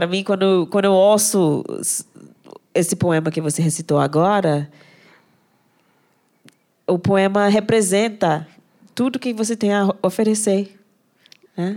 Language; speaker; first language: Portuguese; non-native, fluent; English